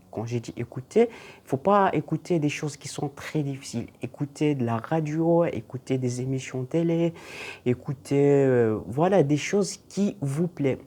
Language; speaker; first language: French; non-native, local second language; Arabic